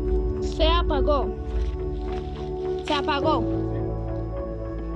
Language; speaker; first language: Spanish; native; Spanish